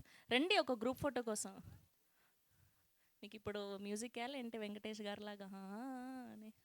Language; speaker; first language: Telugu; native; Telugu